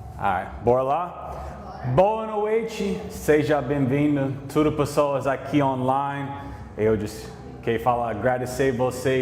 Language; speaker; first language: Portuguese; non-native, learner; English